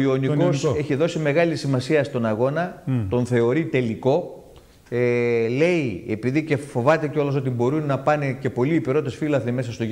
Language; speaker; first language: Greek; native; Greek